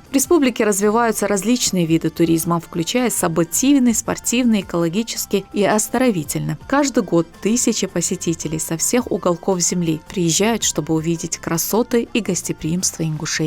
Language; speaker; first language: Russian; native; Russian